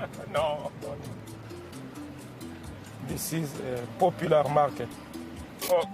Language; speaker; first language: English; non-native, learner; Sango